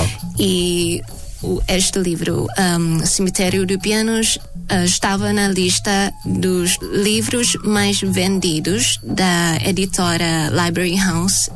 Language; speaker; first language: Portuguese; non-native, fluent; Thai